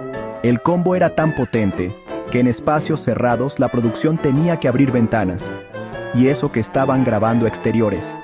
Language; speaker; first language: Spanish; native; Spanish